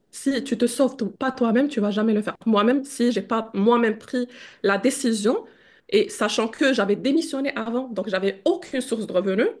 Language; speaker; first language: French; non-native, local second language; Arabic